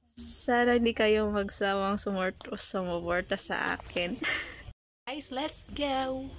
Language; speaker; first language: Filipino; non-native, local second language; Bikol